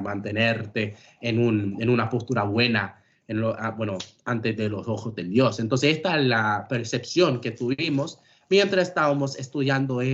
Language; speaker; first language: Spanish; non-native, fluent; English